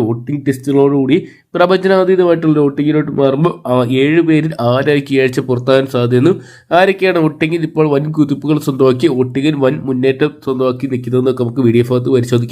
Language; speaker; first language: Malayalam; native; Malayalam